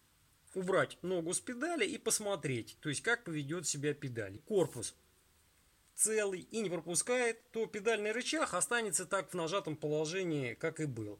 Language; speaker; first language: Russian; native; Russian